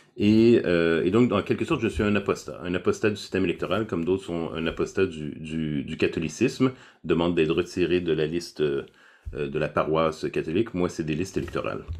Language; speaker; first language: French; native; French